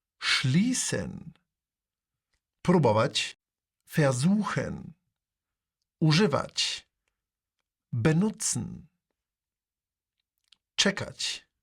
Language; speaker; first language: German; non-native, fluent; Polish